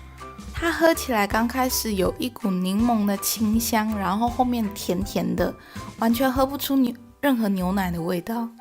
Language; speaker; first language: Chinese; native; Chinese